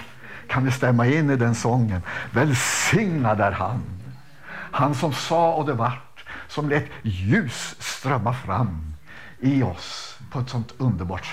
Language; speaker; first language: Swedish; native; Swedish